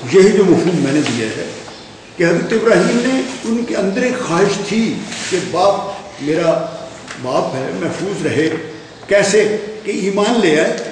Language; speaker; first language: Urdu; non-native, local second language; Punjabi